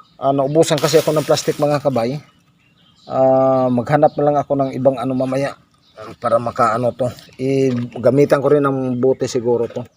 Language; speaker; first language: Filipino; native; Filipino